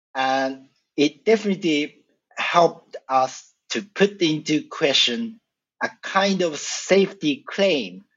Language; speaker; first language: English; non-native, fluent; Japanese